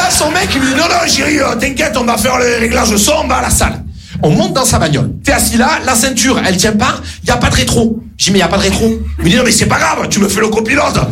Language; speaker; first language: French; native; French